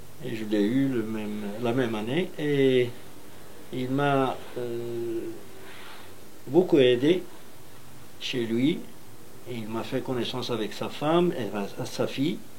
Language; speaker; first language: French; non-native, local second language; Arabic